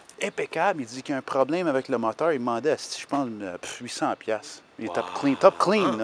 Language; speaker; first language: French; non-native, local second language; English